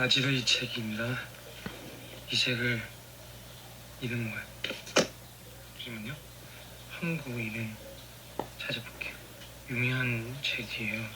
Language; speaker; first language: Korean; non-native, fluent; Chinese